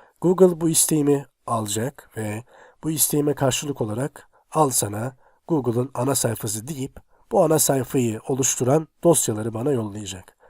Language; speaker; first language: Turkish; native; Turkish